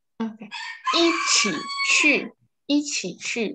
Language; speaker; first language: Chinese; non-native, fluent; Indonesian